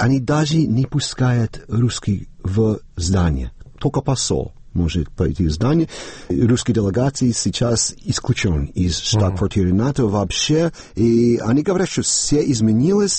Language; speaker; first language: Russian; non-native, fluent; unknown